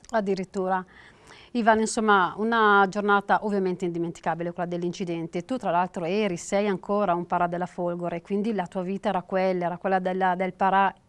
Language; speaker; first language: Italian; native; Italian